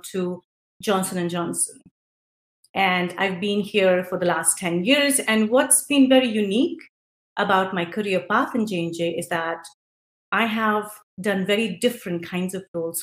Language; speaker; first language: English; non-native, local second language; Hindi